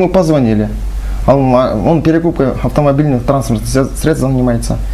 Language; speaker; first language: Russian; non-native, local second language; Kyrgyz